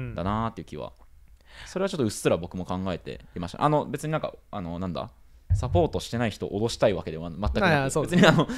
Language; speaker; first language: Japanese; native; Japanese